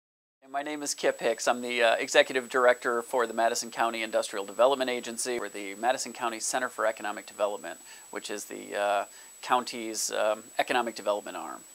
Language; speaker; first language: English; native; English